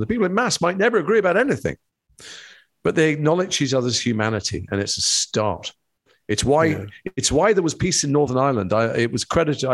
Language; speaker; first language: English; native; English